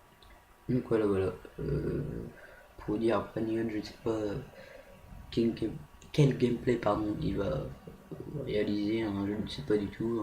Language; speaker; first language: French; native; French